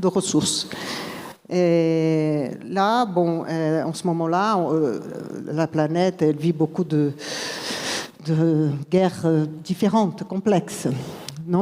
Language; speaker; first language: French; non-native, fluent; Portuguese